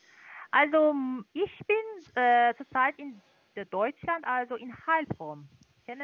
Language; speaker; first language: German; non-native, learner; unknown